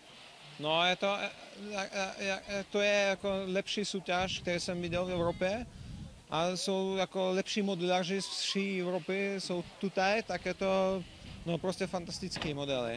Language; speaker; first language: Czech; non-native, learner; Russian